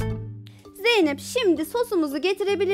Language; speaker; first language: Turkish; native; Turkish